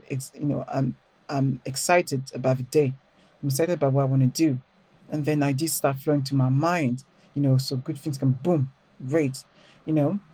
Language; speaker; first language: English; non-native, fluent; French